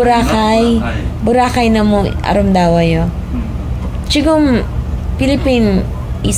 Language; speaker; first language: Korean; non-native, learner; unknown